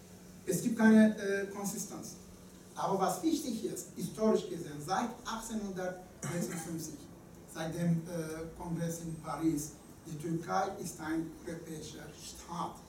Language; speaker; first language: German; non-native, fluent; Turkish